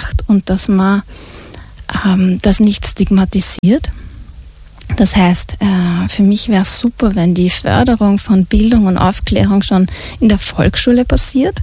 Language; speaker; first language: German; native; German